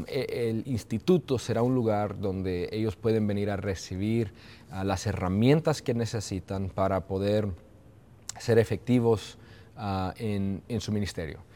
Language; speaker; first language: Spanish; early bilingual, heritage; Spanish